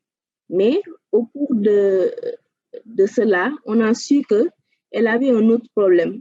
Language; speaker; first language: French; non-native, local second language; Wolof